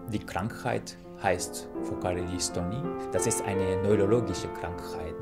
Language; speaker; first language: German; non-native, fluent; Japanese